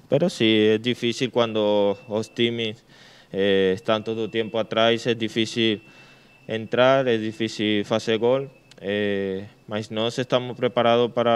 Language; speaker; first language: Portuguese; non-native, learner; Spanish